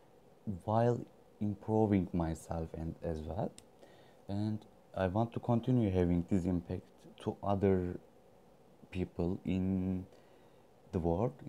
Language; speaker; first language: English; non-native, learner; Turkish